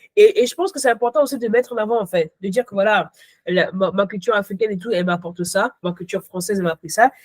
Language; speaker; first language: French; early bilingual, other home language; Ghomala